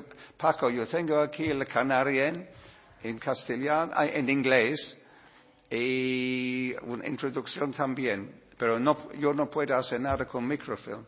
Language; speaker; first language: Spanish; non-native, learner; English